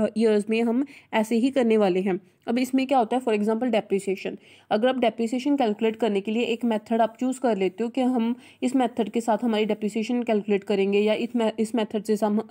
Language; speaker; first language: Hindi; non-native, local second language; Punjabi